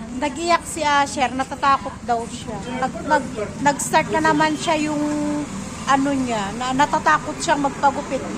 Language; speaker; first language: Filipino; non-native, local second language; Iloko